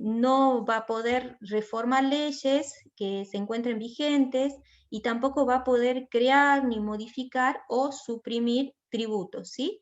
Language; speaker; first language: Spanish; native; Spanish